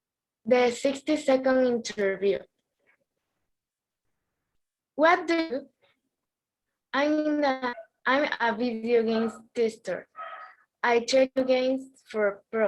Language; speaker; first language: English; non-native, learner; Spanish